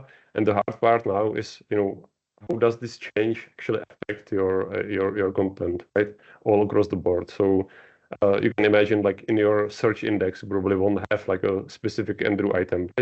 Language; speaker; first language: English; non-native, fluent; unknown